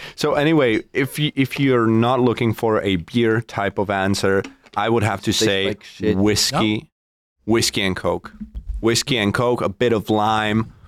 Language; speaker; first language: English; non-native, fluent; Czech